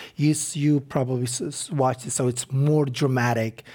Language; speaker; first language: English; non-native, fluent; Arabic